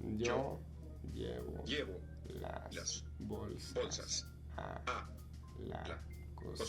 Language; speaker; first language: Spanish; non-native, fluent; English